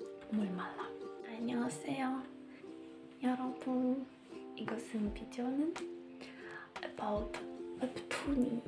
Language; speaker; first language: Korean; non-native, learner; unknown